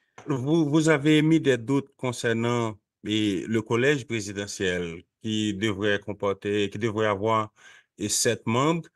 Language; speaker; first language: French; non-native, local second language; Haitian Creole